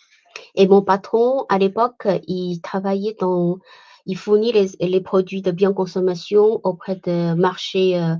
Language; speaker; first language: French; non-native, fluent; Chinese